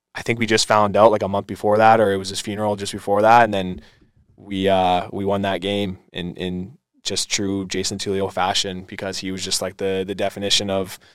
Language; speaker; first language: English; native; English